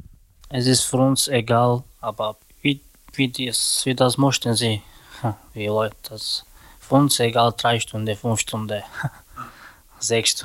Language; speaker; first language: German; non-native, learner; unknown